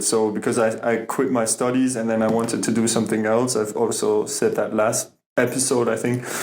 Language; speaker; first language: English; non-native, fluent; German